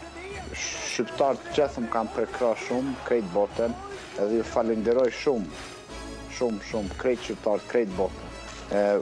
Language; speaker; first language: Albanian; early bilingual, heritage; Albanian